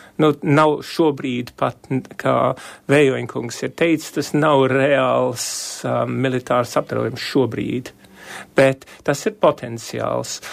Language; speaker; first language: Latvian; early bilingual, heritage; Latvian